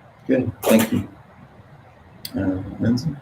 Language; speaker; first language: English; native; English